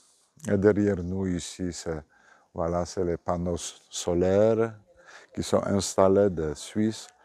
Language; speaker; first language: French; non-native, fluent; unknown